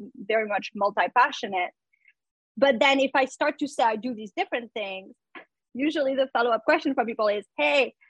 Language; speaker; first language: English; non-native, fluent; French